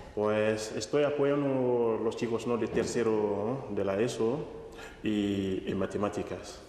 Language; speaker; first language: Spanish; non-native, fluent; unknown